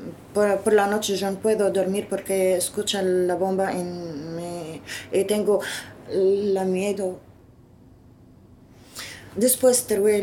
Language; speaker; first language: Spanish; non-native, learner; Arabic